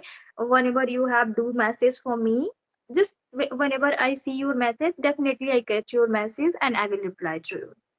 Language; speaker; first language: English; non-native, learner; Odia